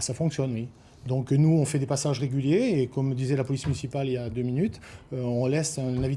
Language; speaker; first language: French; native; French